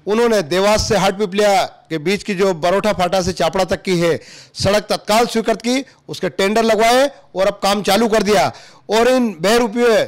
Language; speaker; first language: Hindi; native; Hindi